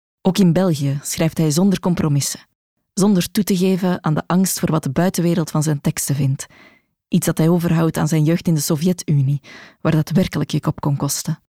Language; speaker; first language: Dutch; native; Dutch